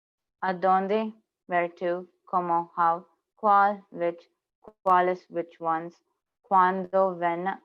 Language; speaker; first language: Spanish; non-native, learner; English